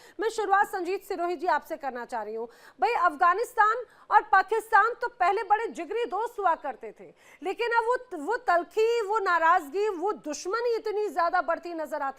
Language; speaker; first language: Hindi; native; Hindi